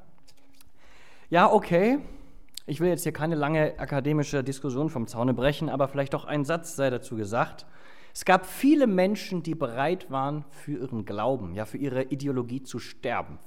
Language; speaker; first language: German; native; German